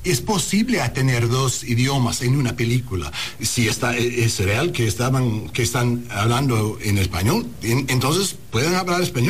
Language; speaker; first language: Spanish; early bilingual, heritage; Spanish